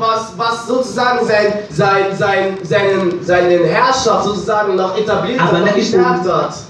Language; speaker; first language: German; non-native, learner; French